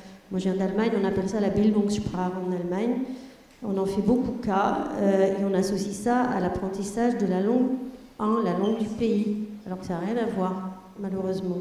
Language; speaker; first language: French; non-native, fluent; German